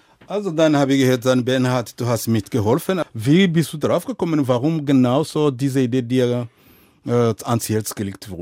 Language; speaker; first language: German; non-native, fluent; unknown